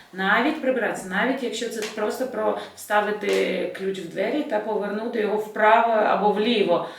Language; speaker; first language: Ukrainian; non-native, local second language; Russian